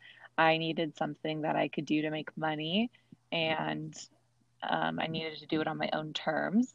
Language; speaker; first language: English; native; English